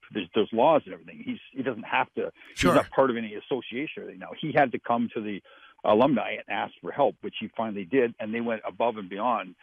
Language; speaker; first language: English; native; English